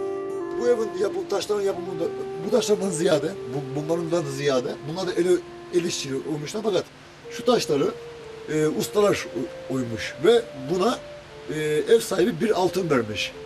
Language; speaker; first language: Turkish; native; Turkish